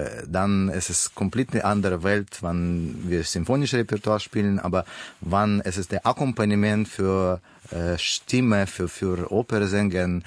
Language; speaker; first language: German; non-native, learner; Russian